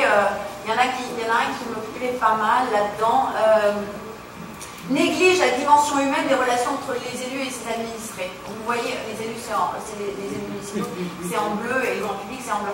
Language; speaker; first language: French; native; French